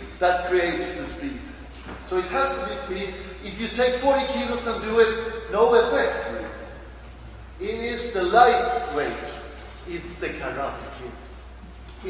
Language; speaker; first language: English; non-native, fluent; Swedish